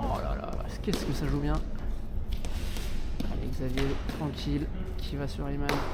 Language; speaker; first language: French; native; French